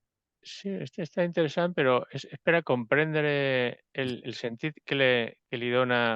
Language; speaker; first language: Catalan; non-native, local second language; Spanish